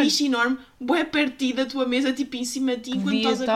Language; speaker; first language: Portuguese; native; Portuguese